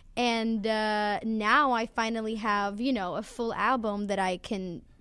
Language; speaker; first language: English; non-native, fluent; Swedish